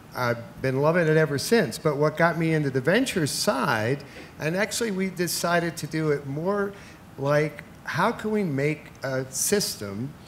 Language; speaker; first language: English; native; English